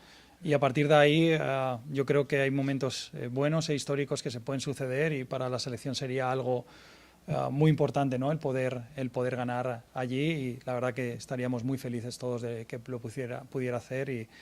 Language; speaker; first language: Spanish; native; Spanish